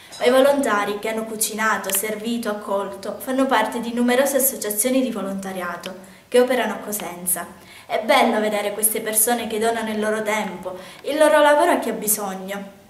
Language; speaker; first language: Italian; native; Italian